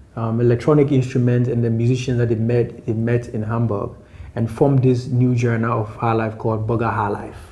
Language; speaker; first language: English; non-native, local second language; Akan